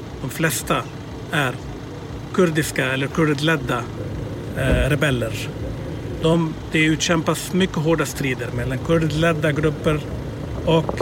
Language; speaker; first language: Swedish; non-native, fluent; Arabic